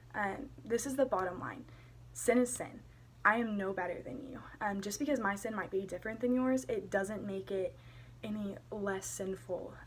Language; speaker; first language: English; native; English